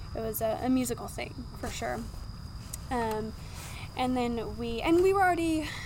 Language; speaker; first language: English; native; English